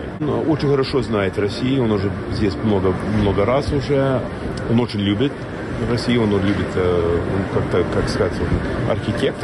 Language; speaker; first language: Russian; non-native, learner; English